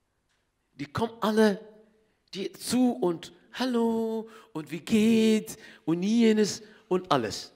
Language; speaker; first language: German; non-native, learner; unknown